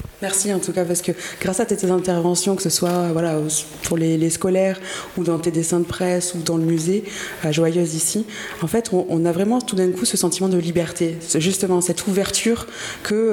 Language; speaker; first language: French; native; French